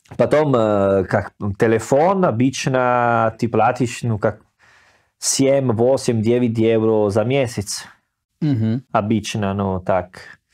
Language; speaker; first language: Russian; non-native, learner; Italian